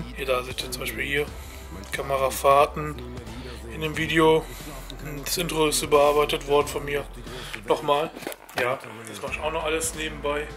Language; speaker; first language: German; native; German